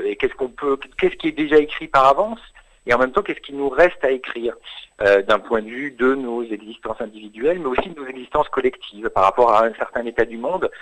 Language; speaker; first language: French; native; French